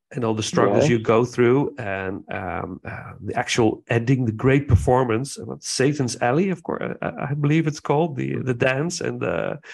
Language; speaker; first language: English; non-native, fluent; Dutch